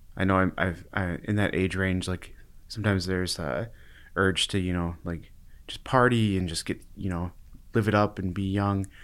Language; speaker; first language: English; native; English